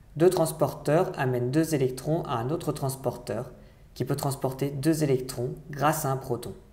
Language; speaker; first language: French; native; French